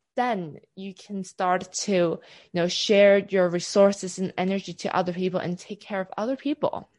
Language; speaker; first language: English; non-native, local second language; Cantonese